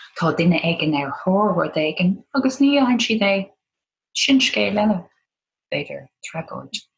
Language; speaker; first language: Irish; non-native, local second language; English